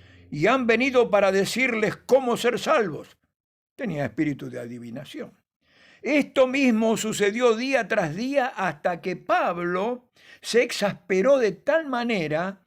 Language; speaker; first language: Spanish; native; Spanish